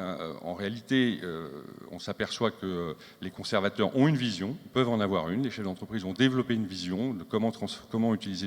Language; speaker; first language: French; native; French